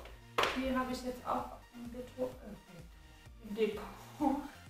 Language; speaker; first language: German; native; German